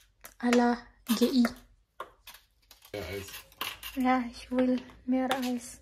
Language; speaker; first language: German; non-native, learner; Indonesian